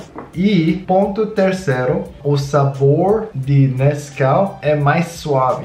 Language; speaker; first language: Portuguese; non-native, learner; English